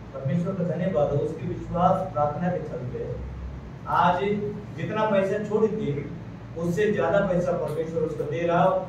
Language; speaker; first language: Hindi; non-native, local second language; Malayalam